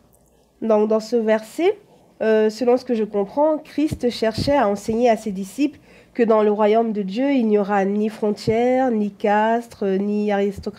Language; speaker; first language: French; native; French